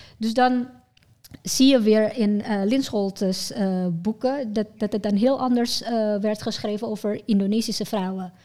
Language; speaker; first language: Dutch; non-native, fluent; Indonesian